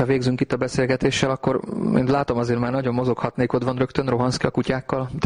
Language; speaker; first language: Hungarian; native; Hungarian